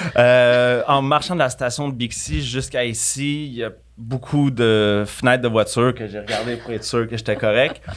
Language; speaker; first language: French; native; French